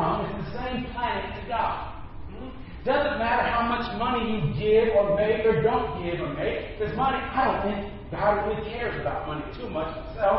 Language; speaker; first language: English; native; English